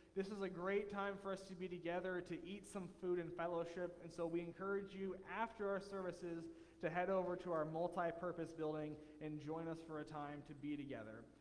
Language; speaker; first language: English; native; English